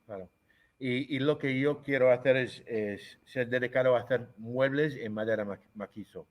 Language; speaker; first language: Spanish; non-native, fluent; English